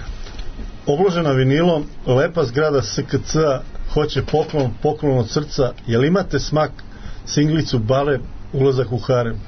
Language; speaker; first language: Serbian; native; Serbian